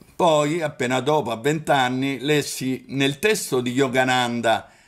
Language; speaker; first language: Italian; native; Italian